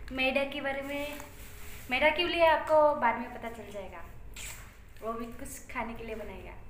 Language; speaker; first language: Hindi; non-native, local second language; Bodo